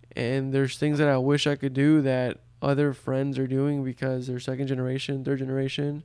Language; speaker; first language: English; early bilingual, other home language; Spanish